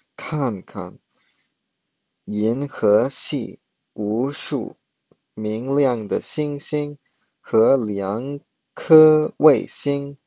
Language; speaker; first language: Chinese; early bilingual, heritage; Chinese